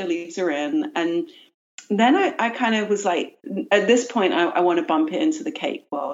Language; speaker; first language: English; native; English